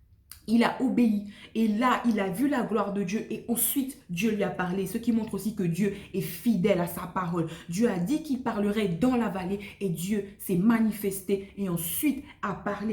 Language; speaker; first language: French; native; French